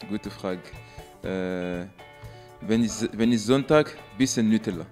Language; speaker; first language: German; non-native, learner; French